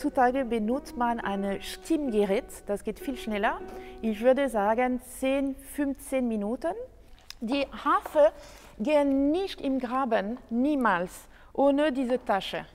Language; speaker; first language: German; non-native, fluent; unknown